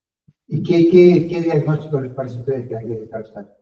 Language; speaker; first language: Spanish; native; Spanish